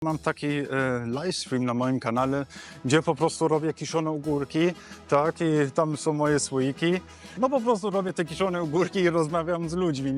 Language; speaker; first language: Polish; non-native, learner; German